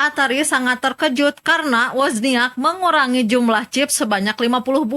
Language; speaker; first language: Indonesian; native; Indonesian